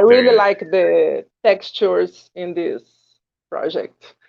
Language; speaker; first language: English; non-native, learner; Portuguese